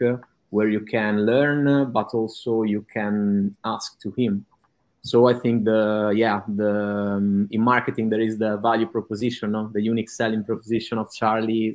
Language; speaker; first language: English; non-native, fluent; Italian